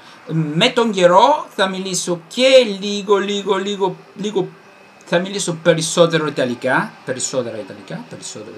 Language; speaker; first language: Greek; non-native, fluent; Italian